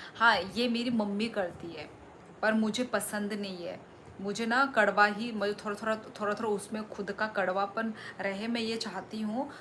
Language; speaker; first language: Hindi; non-native, local second language; Kok Borok